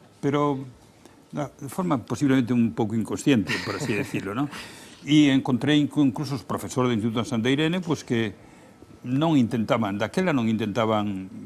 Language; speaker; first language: Galician; native; Galician